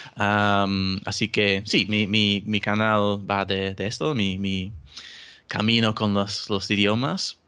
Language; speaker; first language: Spanish; non-native, fluent; English